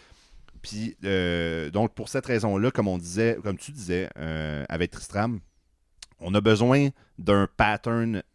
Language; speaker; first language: French; native; French